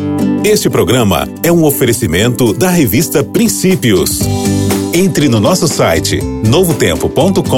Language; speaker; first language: Portuguese; native; Portuguese